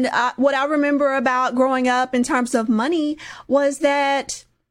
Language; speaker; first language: English; native; English